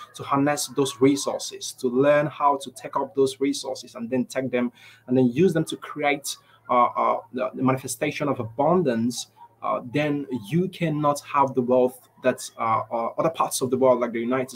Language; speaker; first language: English; non-native, local second language; Igbo